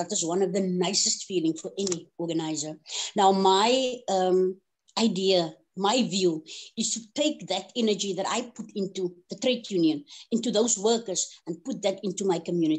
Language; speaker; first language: English; non-native, local second language; Afrikaans